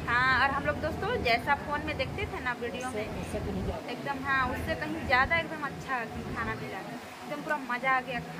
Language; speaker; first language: Hindi; native; Hindi